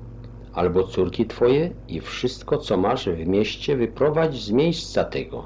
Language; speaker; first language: Polish; native; Polish